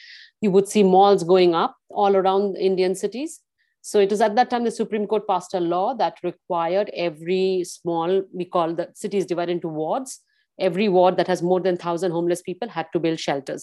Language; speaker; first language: English; non-native, local second language; Bangla